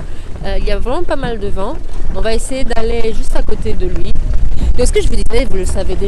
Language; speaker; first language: French; native; French